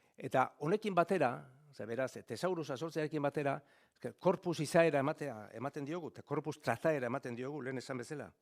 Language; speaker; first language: Basque; native; Basque